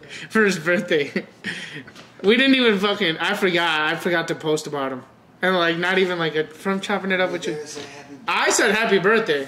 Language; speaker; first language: English; early bilingual, other home language; Spanish